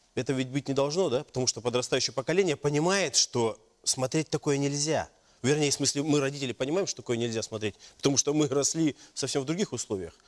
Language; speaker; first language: Russian; native; Russian